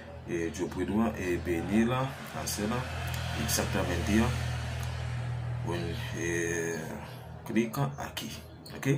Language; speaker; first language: Spanish; non-native, learner; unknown